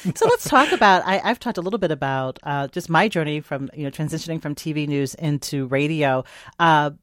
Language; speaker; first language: English; native; English